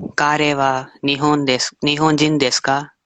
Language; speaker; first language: Japanese; non-native, learner; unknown